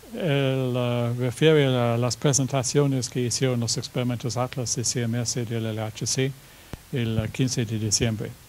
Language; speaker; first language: Spanish; non-native, fluent; English